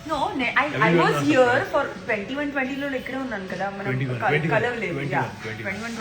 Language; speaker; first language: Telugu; non-native, learner; Gujarati